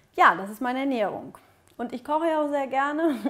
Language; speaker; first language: German; early bilingual, other home language; Russian